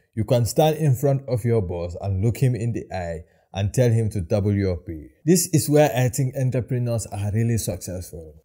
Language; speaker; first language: English; non-native, local second language; Wolof